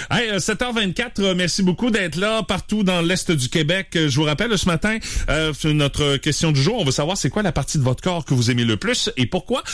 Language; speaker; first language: French; native; French